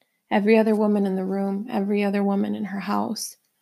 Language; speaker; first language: English; early bilingual, other home language; Spanish